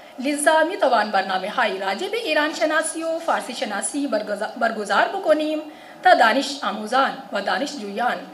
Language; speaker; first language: Persian; non-native, fluent; Urdu